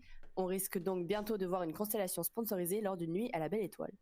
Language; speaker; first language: French; native; French